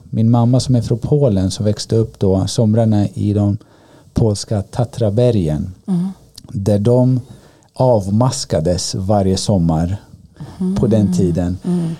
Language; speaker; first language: Swedish; early bilingual, other home language; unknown